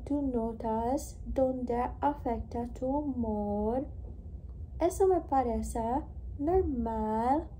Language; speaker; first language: Spanish; non-native, learner; English